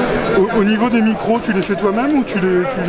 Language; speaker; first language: French; native; French